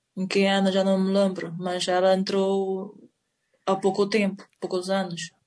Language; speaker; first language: Portuguese; non-native, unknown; Chinese